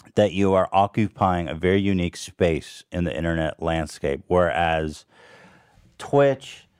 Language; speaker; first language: English; native; English